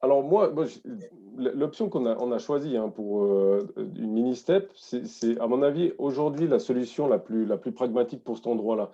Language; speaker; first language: French; native; French